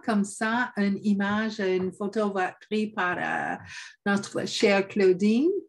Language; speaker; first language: French; non-native, fluent; English